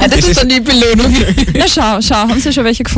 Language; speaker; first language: German; native; German